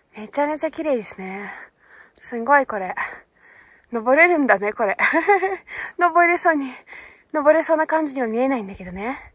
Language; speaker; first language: Japanese; non-native, fluent; Russian